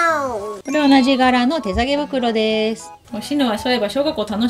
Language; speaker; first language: Japanese; native; Japanese